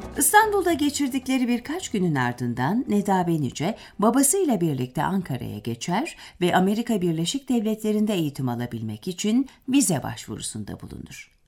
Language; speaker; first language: Turkish; native; Turkish